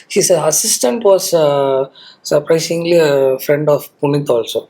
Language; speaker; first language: English; non-native, local second language; Tamil